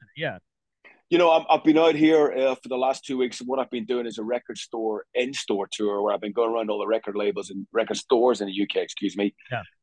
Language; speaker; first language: English; native; English